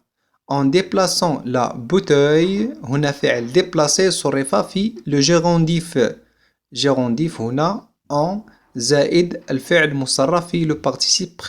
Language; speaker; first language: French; non-native, fluent; Arabic